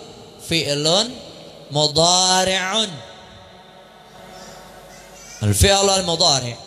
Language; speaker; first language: Arabic; non-native, fluent; Indonesian